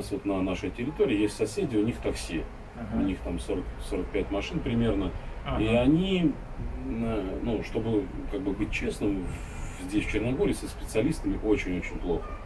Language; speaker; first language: Russian; native; Russian